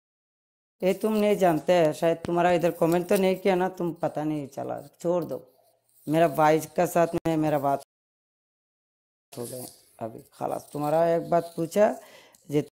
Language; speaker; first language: Hindi; non-native, learner; Bangla